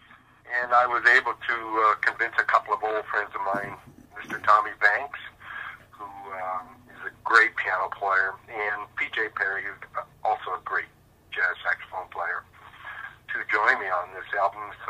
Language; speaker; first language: English; native; English